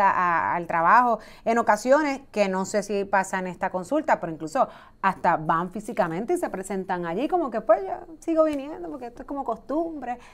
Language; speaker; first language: Spanish; native; Spanish